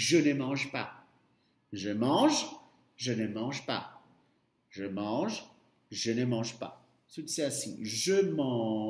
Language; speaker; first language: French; non-native, fluent; Portuguese